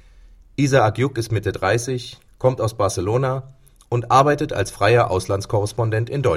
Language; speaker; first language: German; native; German